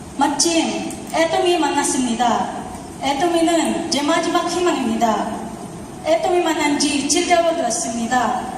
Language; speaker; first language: Korean; non-native, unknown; Filipino